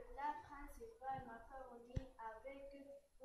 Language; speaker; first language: French; non-native, learner; Arabic